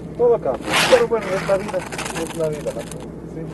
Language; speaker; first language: Spanish; non-native, learner; English